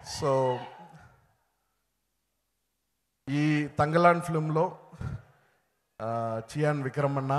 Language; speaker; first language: Telugu; non-native, learner; Tamil